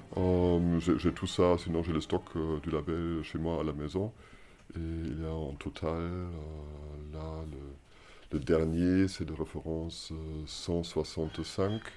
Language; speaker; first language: French; non-native, fluent; German